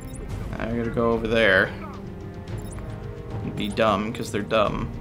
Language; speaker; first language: English; native; English